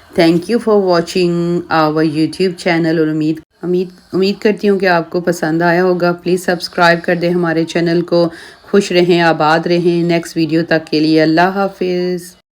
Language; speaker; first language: Urdu; native; Urdu